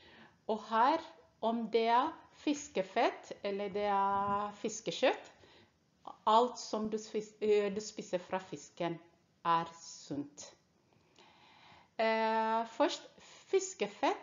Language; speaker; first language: Norwegian; non-native, fluent; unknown